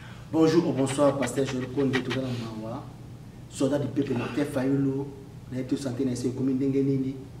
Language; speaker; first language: French; non-native, local second language; Lingala